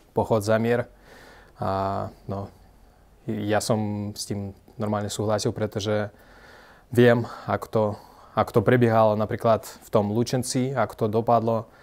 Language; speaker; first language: Slovak; non-native, fluent; Russian